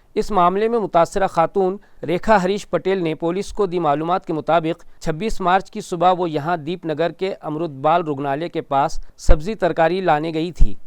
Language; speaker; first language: Urdu; native; Urdu